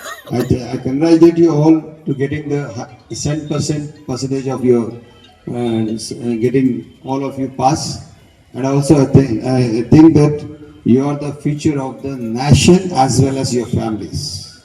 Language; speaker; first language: English; non-native, local second language; Telugu